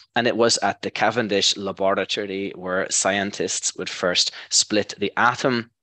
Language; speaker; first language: English; native; English